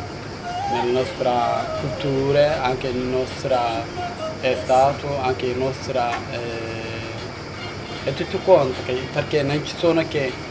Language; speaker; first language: Italian; non-native, learner; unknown